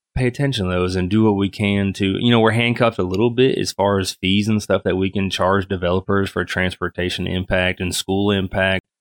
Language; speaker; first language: English; native; English